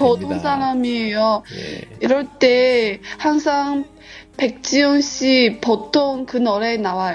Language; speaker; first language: Korean; non-native, learner; Chinese